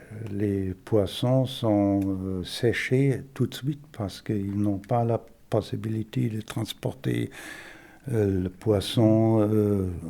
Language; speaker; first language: French; non-native, fluent; German